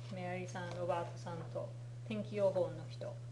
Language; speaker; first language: Japanese; non-native, fluent; English